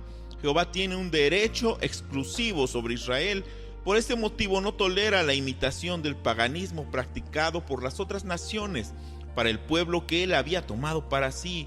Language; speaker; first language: Spanish; native; Spanish